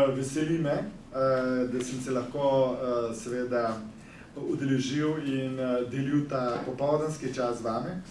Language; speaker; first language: Slovenian; native; Slovenian